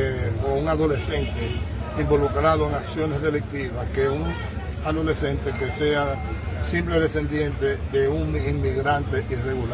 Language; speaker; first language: Spanish; native; Spanish